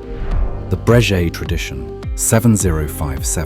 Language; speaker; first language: English; native; English